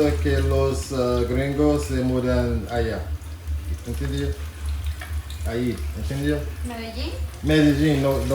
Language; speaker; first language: Spanish; non-native, learner; English